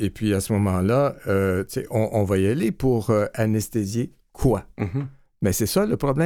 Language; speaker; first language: French; native; French